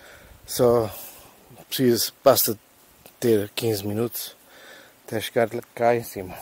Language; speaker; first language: Portuguese; non-native, fluent; German